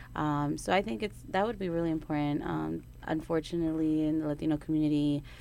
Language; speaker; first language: English; native; English